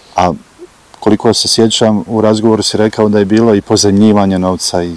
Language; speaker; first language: Croatian; native; Croatian